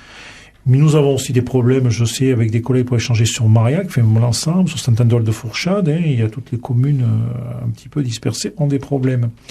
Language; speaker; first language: French; native; French